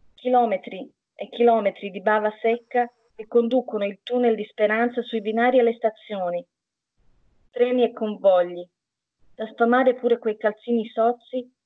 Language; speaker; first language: Italian; non-native, fluent; Bosnian